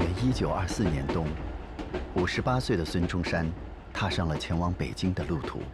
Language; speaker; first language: Chinese; native; Chinese